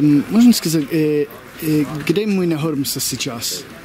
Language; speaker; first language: Russian; non-native, learner; English